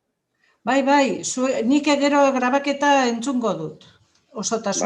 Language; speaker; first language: Basque; non-native, local second language; Spanish